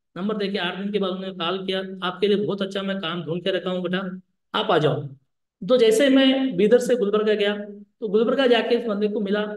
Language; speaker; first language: Hindi; non-native, local second language; Lambadi